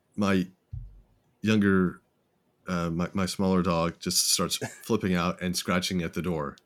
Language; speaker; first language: English; native; English